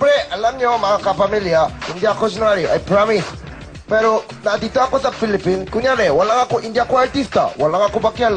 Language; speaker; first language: Filipino; non-native, learner; Korean